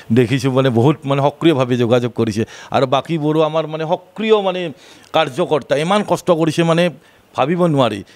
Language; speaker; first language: Assamese; native; Assamese